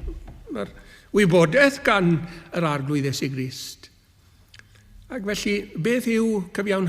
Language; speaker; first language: Welsh; native; Welsh